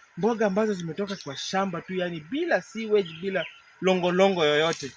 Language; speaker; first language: Swahili; non-native, local second language; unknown